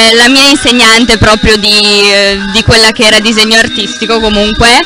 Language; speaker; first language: Italian; native; Italian